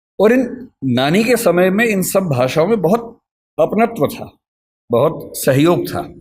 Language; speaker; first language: Hindi; native; Hindi